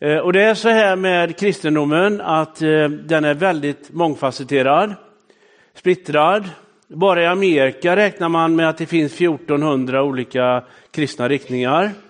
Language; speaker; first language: Swedish; native; Swedish